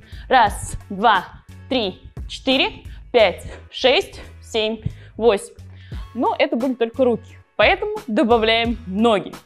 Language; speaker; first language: Russian; native; Russian